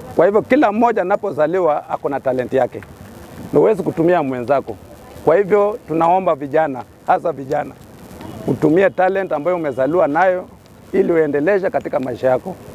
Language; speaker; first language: Swahili; non-native, local second language; Kalenjin